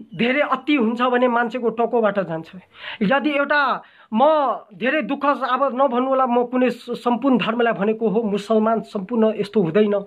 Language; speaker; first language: Nepali; non-native, local second language; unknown